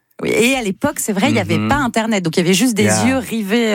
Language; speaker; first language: French; native; French